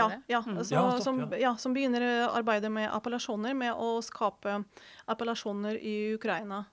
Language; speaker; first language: Norwegian; non-native, fluent; Ukrainian